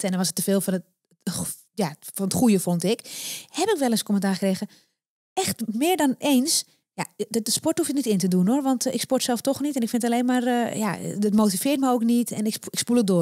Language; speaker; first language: Dutch; native; Dutch